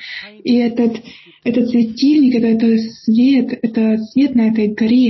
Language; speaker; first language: Russian; non-native, fluent; German